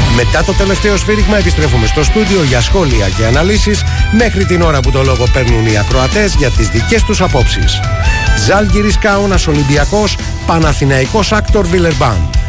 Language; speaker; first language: Greek; native; Greek